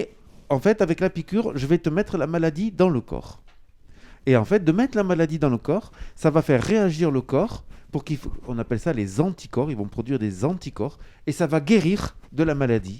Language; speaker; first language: French; native; French